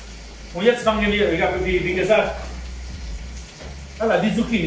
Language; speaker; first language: German; non-native, fluent; Italian